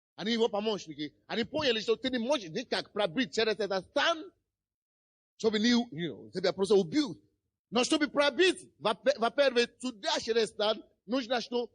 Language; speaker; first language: Russian; non-native, fluent; Yoruba